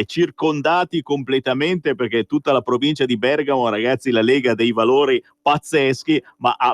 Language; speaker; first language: Italian; native; Italian